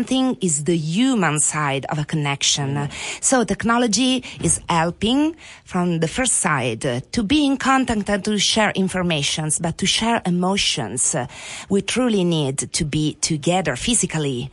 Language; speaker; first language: English; non-native, fluent; Italian